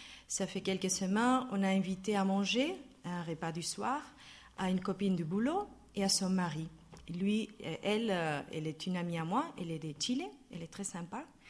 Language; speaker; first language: French; non-native, fluent; Spanish